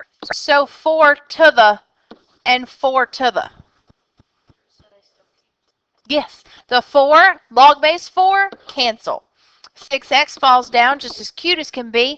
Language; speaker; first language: English; native; English